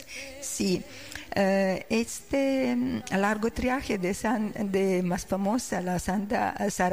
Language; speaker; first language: Spanish; non-native, learner; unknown